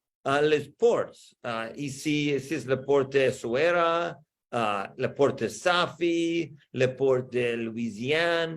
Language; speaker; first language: French; non-native, learner; English